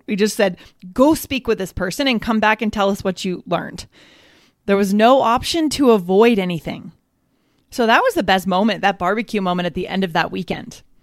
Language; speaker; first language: English; native; English